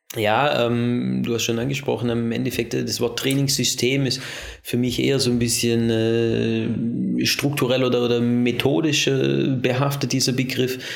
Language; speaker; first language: German; native; German